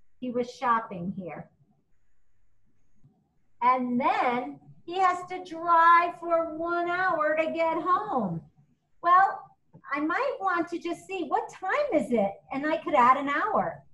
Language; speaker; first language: English; native; English